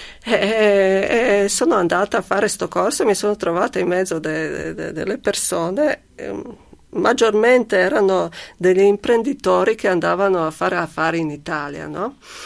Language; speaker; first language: Italian; non-native, fluent; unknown